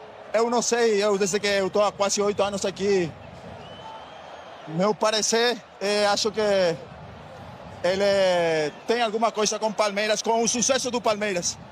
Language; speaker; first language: Portuguese; non-native, fluent; Spanish